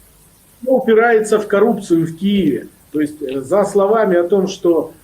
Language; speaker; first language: Russian; native; Russian